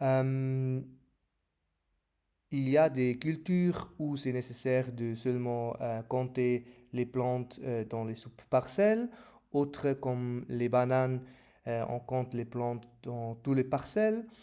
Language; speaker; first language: French; non-native, learner; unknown